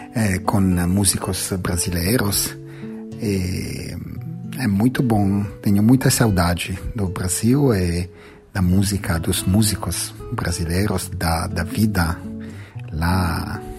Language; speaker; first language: Portuguese; non-native, learner; Italian